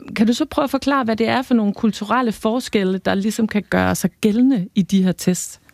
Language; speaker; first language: Danish; native; Danish